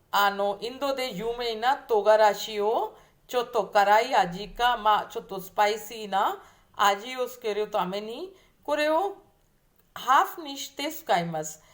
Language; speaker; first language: Japanese; non-native, fluent; Hindi